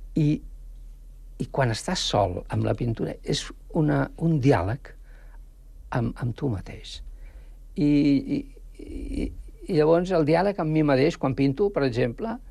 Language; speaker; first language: Catalan; non-native, local second language; Spanish